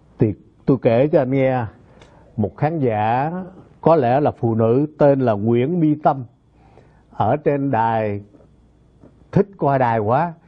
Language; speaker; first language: Vietnamese; native; Vietnamese